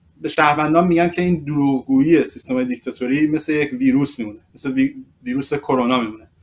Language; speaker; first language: Persian; early bilingual, other home language; English